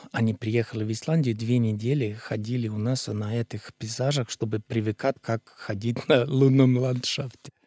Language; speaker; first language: Russian; non-native, fluent; Icelandic